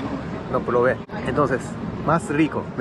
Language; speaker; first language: Spanish; non-native, learner; Japanese